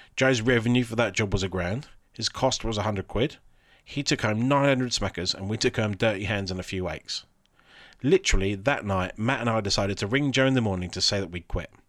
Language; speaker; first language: English; native; English